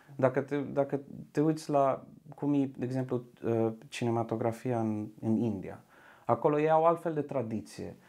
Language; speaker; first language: Romanian; early bilingual, heritage; Romanian